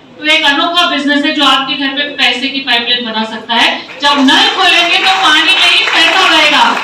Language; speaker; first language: Hindi; non-native, local second language; Marathi